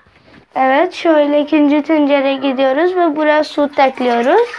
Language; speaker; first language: Turkish; non-native, learner; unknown